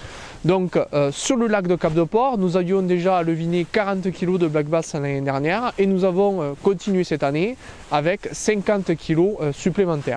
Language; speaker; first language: French; native; French